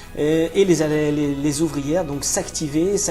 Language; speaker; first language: French; native; French